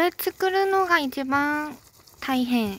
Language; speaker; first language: Japanese; non-native, fluent; Korean